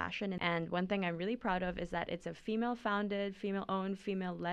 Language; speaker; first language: English; non-native, local second language; Filipino